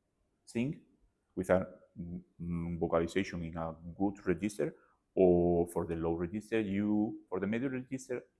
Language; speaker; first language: English; non-native, learner; Spanish